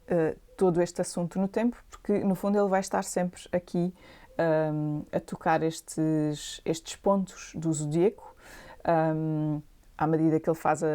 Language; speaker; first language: Portuguese; native; Portuguese